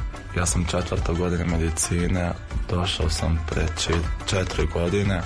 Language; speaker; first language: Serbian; non-native, fluent; Arabic